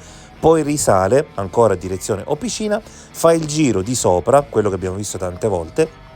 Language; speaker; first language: Italian; native; Italian